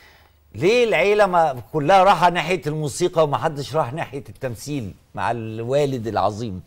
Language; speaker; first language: Arabic; native; Arabic